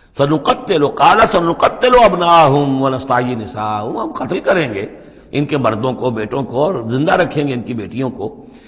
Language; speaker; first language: Urdu; native; Urdu